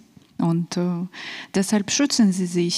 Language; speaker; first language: German; non-native, fluent; Ukrainian